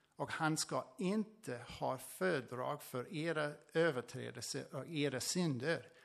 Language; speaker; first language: Swedish; non-native, fluent; English